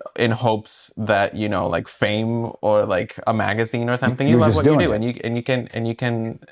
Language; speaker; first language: English; non-native, fluent; Spanish